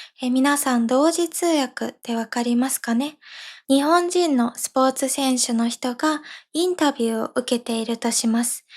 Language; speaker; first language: Japanese; native; Japanese